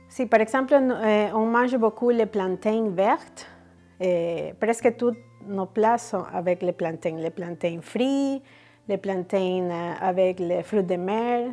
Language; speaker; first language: French; non-native, fluent; Spanish